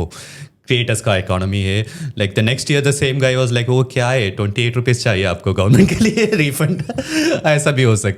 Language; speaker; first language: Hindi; non-native, local second language; Tamil